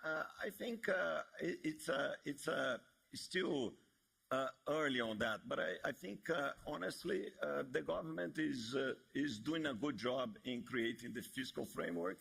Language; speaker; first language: English; non-native, fluent; Portuguese